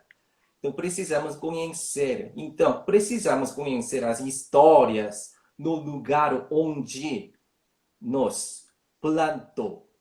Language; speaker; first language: Portuguese; non-native, learner; Korean